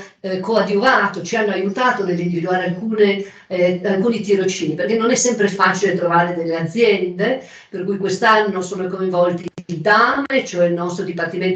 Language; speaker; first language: Italian; native; Italian